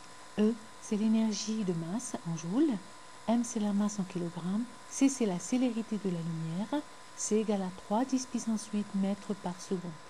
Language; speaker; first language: French; non-native, local second language; Arabic